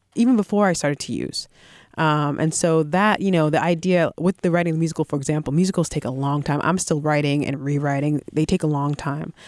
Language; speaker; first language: English; native; English